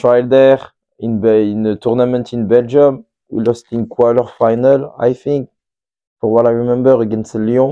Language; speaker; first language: English; non-native, fluent; French